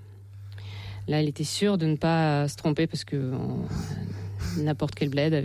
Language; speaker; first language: French; non-native, fluent; Russian